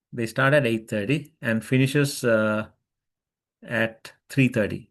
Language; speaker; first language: English; non-native, local second language; Sinhala